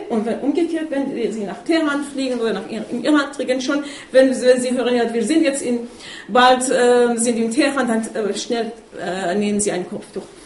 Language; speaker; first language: German; non-native, fluent; Persian